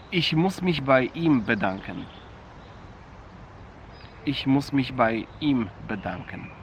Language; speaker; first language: German; non-native, fluent; Polish